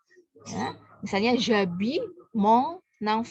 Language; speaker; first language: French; non-native, fluent; Indonesian